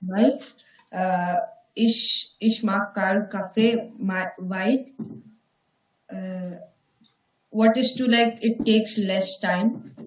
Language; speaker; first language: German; non-native, learner; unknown